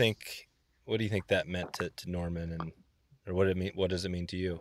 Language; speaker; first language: English; native; English